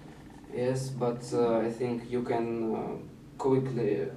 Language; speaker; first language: English; non-native, learner; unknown